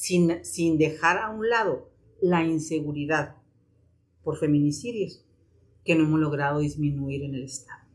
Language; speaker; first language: Spanish; native; Spanish